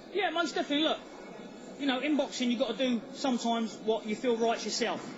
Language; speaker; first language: English; native; English